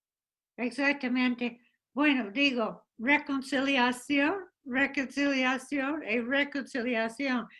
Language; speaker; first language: Spanish; non-native, fluent; English